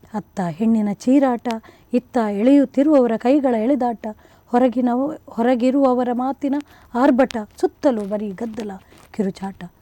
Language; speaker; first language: Kannada; non-native, local second language; Konkani